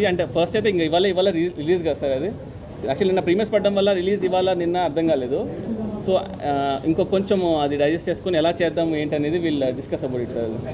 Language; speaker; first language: Telugu; native; Telugu